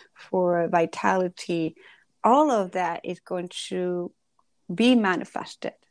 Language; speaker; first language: English; non-native, fluent; Spanish